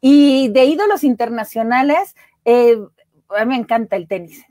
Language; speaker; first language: Spanish; native; Spanish